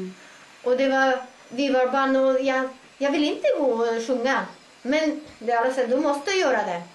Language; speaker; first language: Swedish; non-native, fluent; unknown